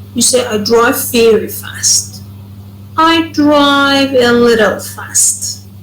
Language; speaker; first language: English; non-native, fluent; Persian